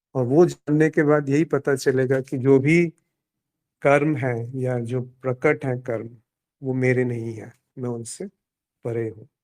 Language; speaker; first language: Hindi; native; Hindi